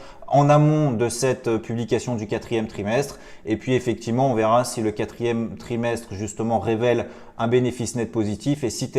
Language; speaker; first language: French; native; French